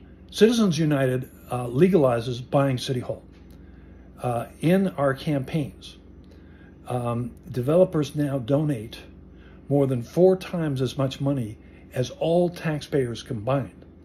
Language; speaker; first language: English; native; English